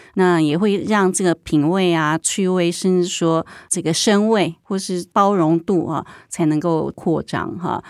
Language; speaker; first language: Chinese; native; Chinese